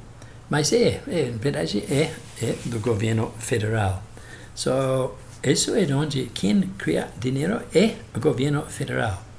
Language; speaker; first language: Portuguese; non-native, fluent; English